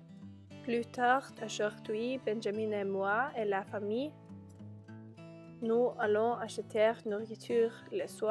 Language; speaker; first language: French; non-native, learner; Norwegian